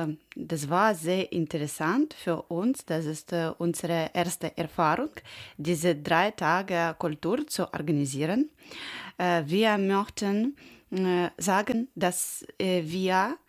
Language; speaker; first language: German; non-native, learner; Ukrainian